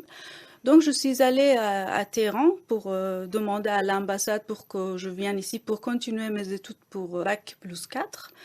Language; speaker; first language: French; non-native, fluent; Persian